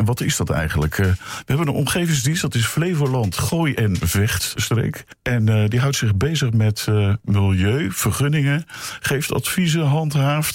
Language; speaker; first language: Dutch; native; Dutch